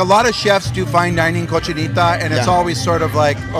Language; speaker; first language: English; native; English